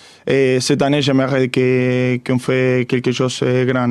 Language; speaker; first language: French; non-native, fluent; Spanish